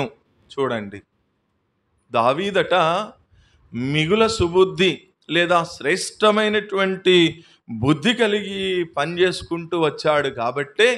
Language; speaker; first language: Telugu; native; Telugu